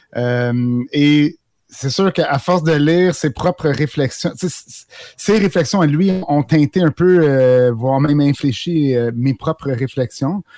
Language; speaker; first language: French; native; French